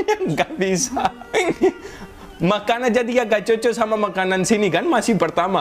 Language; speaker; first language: Indonesian; non-native, fluent; Hindi